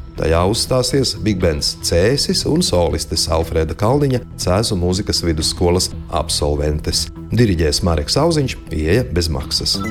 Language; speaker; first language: Latvian; native; Latvian